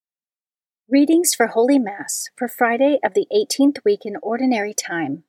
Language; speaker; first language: English; native; English